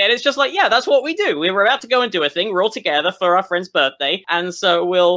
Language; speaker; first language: English; native; English